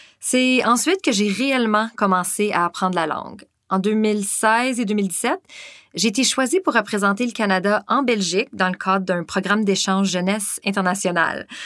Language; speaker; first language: French; non-native, local second language; English